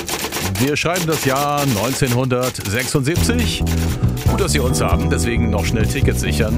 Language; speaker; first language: German; native; German